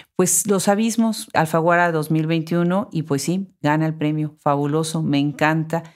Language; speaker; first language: Spanish; native; Spanish